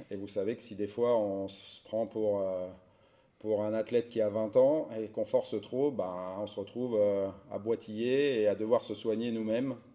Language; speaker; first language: French; native; French